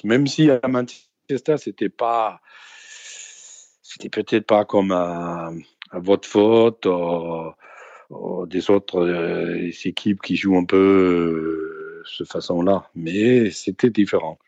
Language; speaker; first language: French; non-native, fluent; Danish